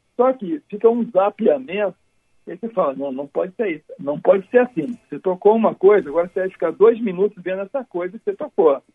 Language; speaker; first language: Portuguese; native; Portuguese